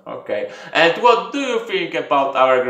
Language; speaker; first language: English; non-native, learner; Polish